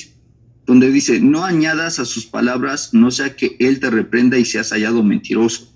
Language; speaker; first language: Spanish; native; Spanish